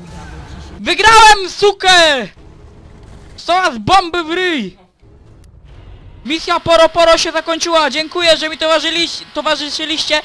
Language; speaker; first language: Polish; native; Polish